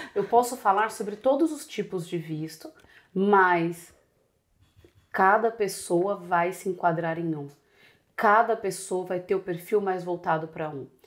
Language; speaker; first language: Portuguese; native; Portuguese